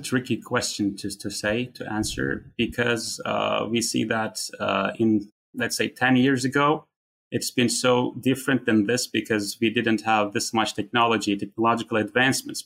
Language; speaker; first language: English; non-native, fluent; Turkish